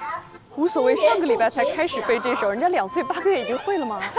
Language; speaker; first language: Chinese; native; Chinese